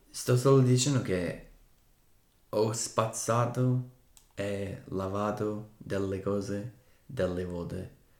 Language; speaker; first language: Italian; non-native, fluent; English